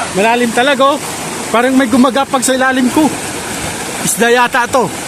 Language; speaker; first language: Filipino; native; Filipino